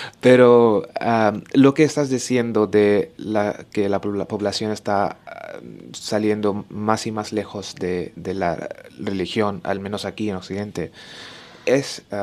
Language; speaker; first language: Spanish; non-native, learner; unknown